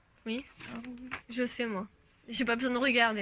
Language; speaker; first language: French; native; French